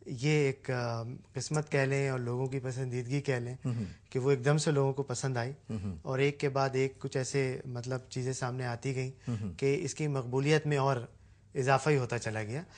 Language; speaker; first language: Urdu; native; Urdu